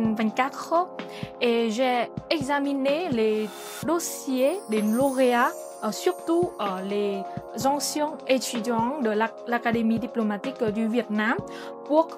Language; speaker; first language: French; non-native, fluent; Vietnamese